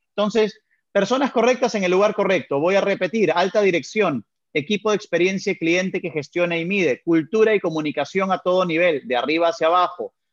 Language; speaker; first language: Spanish; native; Spanish